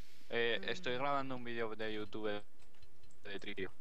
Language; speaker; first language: Spanish; native; Spanish